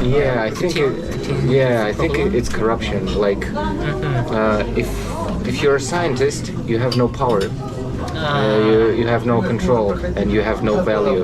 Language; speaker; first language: English; non-native, fluent; Russian